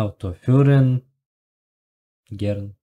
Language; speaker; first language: German; non-native, learner; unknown